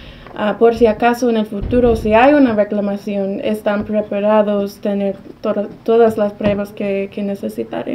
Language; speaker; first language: Spanish; non-native, fluent; English